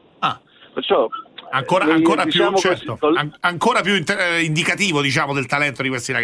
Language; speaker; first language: Italian; native; Italian